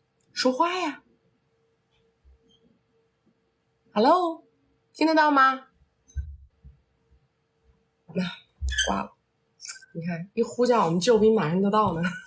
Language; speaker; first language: Chinese; native; Chinese